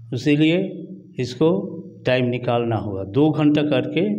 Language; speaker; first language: Hindi; non-native, local second language; Bangla